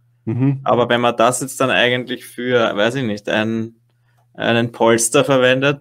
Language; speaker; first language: German; native; German